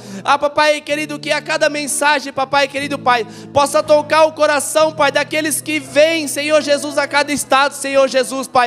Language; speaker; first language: Portuguese; native; Portuguese